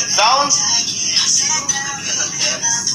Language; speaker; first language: English; non-native, learner; Korean